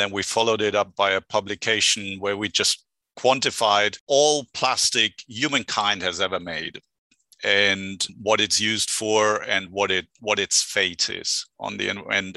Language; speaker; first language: English; non-native, fluent; German